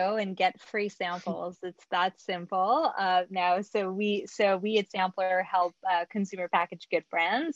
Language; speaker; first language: English; non-native, fluent; French